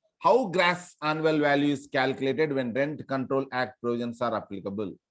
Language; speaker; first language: English; non-native, local second language; Telugu